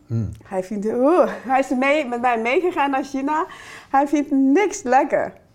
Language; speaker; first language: Dutch; non-native, fluent; Chinese